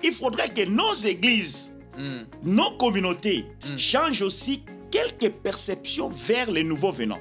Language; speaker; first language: French; non-native, local second language; Lingala